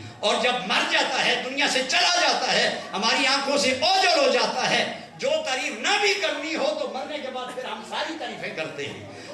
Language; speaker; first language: Urdu; non-native, local second language; Punjabi